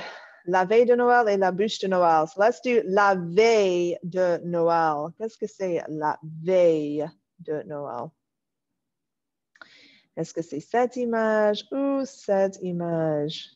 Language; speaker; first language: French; non-native, fluent; English